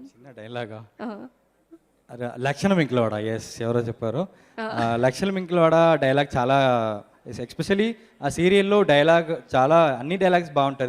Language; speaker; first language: Telugu; non-native, learner; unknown